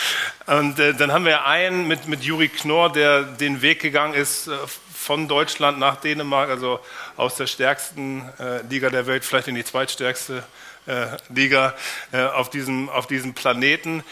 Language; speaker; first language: German; native; German